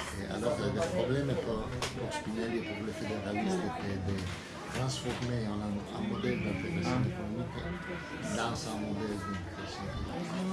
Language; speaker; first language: French; early bilingual, heritage; Italian